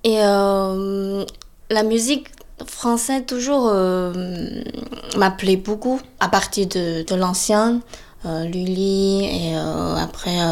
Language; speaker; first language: French; non-native, fluent; Chinese